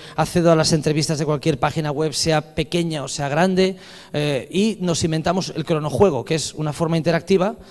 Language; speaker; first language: Spanish; native; Spanish